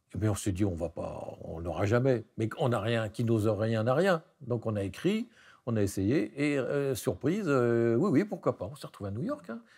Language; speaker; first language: French; native; French